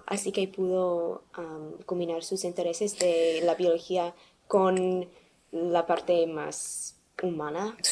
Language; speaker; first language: Spanish; non-native, learner; English